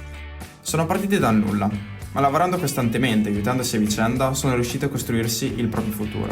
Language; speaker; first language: Italian; native; Italian